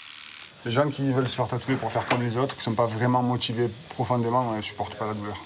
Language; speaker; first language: French; native; French